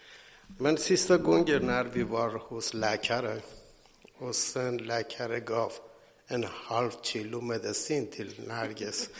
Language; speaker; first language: Swedish; non-native, learner; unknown